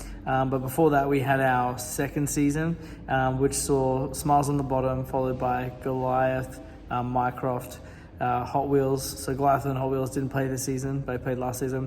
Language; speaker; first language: English; native; English